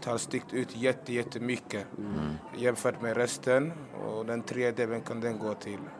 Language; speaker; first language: Swedish; early bilingual, other home language; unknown